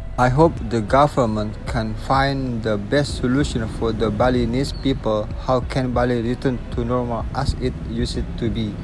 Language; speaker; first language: English; non-native, local second language; Indonesian